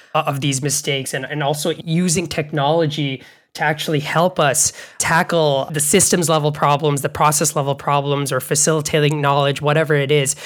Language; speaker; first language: English; non-native, local second language; Bangla